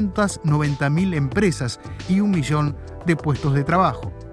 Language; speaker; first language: Spanish; native; Spanish